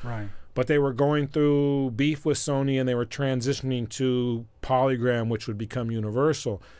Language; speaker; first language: English; native; English